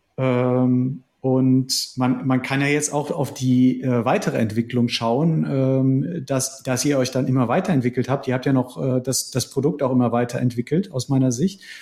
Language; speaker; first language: German; native; German